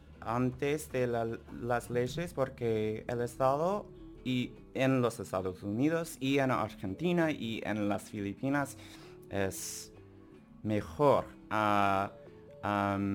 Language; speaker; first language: Spanish; non-native, learner; English